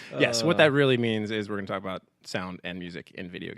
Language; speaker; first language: English; native; English